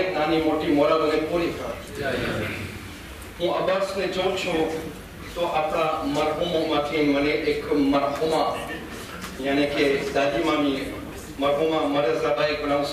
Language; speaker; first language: Gujarati; early bilingual, heritage; Gujarati